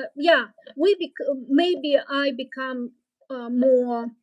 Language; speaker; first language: English; non-native, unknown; Ukrainian